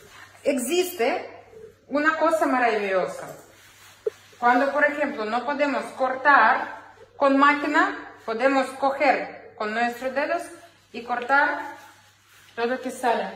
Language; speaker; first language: Spanish; non-native, learner; Ukrainian